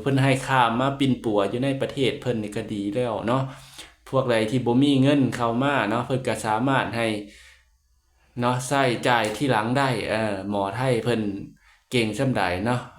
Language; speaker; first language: Thai; non-native, local second language; Lao